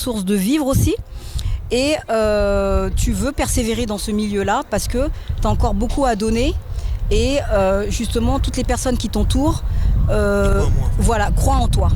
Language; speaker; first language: French; native; French